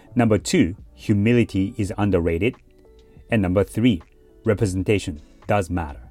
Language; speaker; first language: English; early bilingual, other home language; Japanese